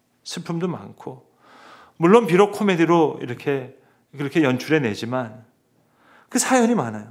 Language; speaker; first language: Korean; native; Korean